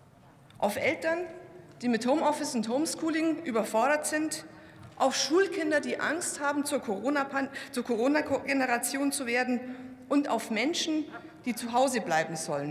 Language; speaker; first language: German; native; German